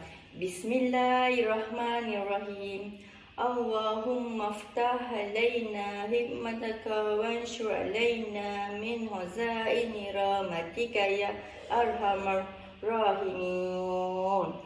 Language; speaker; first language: Arabic; non-native, learner; Malay